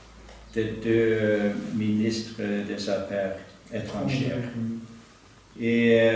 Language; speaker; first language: French; non-native, fluent; Norwegian